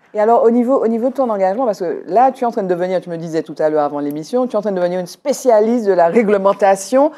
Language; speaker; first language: French; native; French